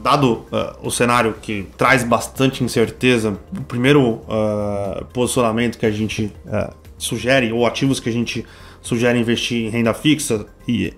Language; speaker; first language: Portuguese; native; Portuguese